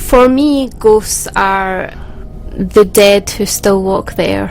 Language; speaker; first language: English; native; English